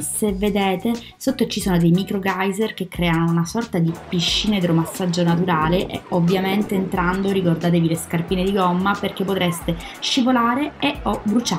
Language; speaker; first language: Italian; native; Italian